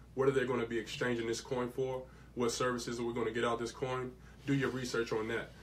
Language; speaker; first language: English; native; English